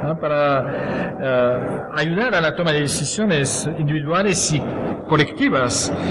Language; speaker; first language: Spanish; non-native, fluent; French